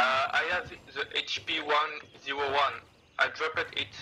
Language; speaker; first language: English; non-native, learner; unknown